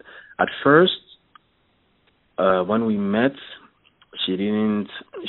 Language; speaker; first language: English; non-native, fluent; French